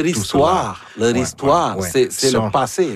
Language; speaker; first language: French; native; French